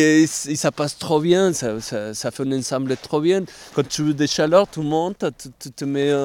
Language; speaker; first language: French; non-native, fluent; Spanish